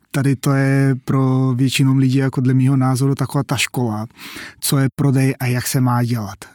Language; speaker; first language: Czech; non-native, fluent; Macedonian